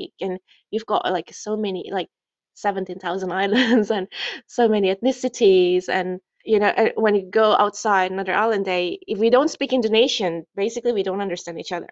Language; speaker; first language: English; non-native, fluent; Indonesian